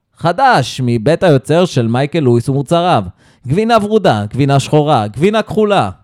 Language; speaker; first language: Hebrew; native; Hebrew